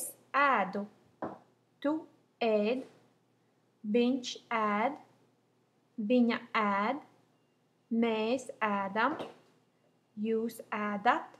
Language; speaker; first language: Latvian; native; Latvian